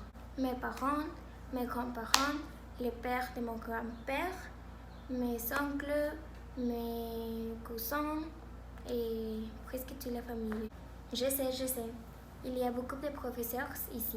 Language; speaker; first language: French; non-native, learner; Spanish